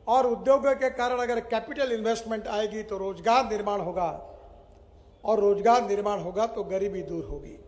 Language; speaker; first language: Hindi; non-native, local second language; Marathi